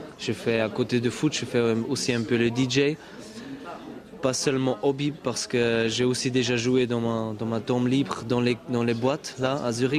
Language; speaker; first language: French; non-native, local second language; German